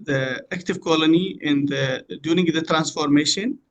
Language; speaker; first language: English; non-native, learner; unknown